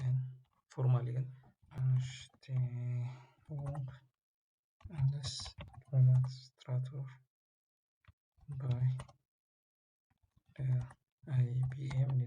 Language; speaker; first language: German; non-native, learner; Tigrinya